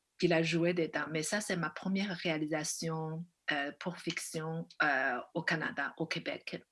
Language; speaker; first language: French; non-native, fluent; Chinese